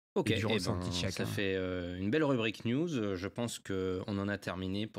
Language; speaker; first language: French; native; French